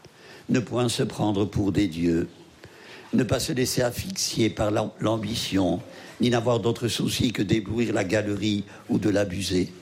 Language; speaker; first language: French; native; French